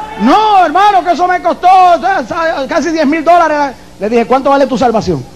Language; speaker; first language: Spanish; native; Spanish